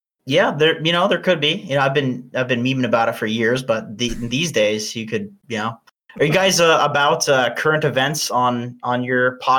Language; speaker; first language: English; native; English